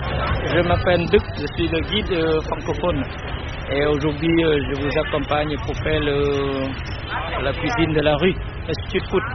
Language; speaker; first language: French; non-native, local second language; Vietnamese